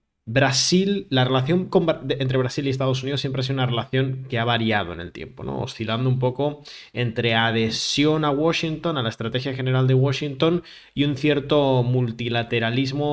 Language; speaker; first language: Spanish; native; Spanish